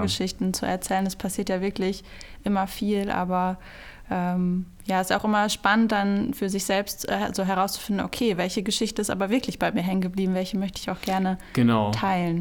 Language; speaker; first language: German; native; German